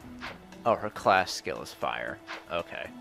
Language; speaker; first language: English; native; English